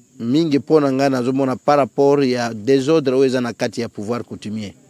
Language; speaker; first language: Lingala; non-native, local second language; Kituba (Democratic Republic of Congo)